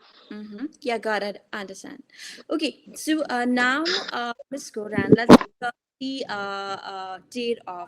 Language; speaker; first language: English; non-native, fluent; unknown